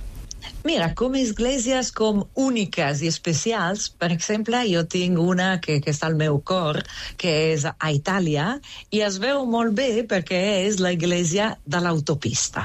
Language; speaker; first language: Catalan; non-native, fluent; Italian